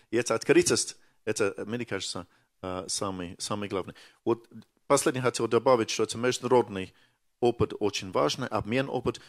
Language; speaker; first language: Russian; non-native, fluent; English